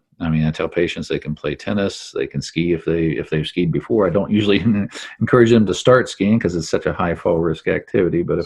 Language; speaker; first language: English; native; English